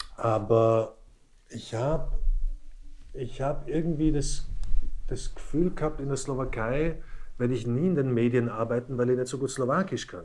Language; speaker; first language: German; early bilingual, other home language; Slovak